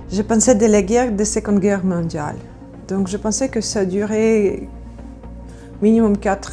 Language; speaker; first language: French; non-native, learner; Ukrainian